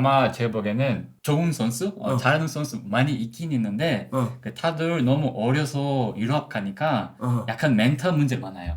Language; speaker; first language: Korean; non-native, learner; Portuguese